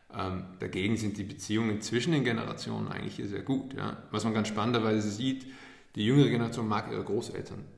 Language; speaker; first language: German; early bilingual, other home language; English